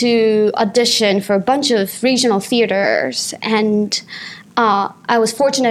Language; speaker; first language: English; non-native, fluent; Japanese